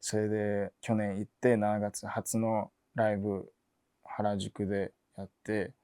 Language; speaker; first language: Japanese; early bilingual, other home language; English